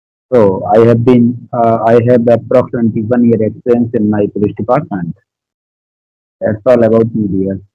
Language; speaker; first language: English; non-native, learner; Hindi